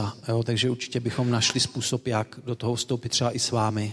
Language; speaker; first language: Czech; native; Czech